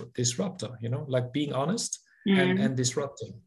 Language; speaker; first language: English; non-native, fluent; Dutch